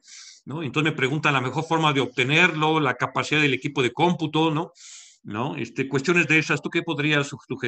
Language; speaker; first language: Spanish; native; Spanish